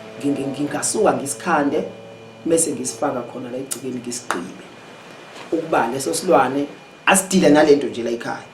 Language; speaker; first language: Zulu; native; Zulu